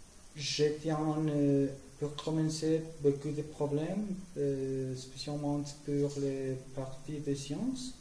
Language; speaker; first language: French; non-native, learner; Spanish